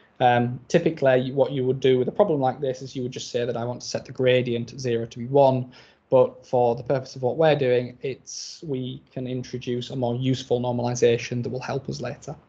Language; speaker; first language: English; native; English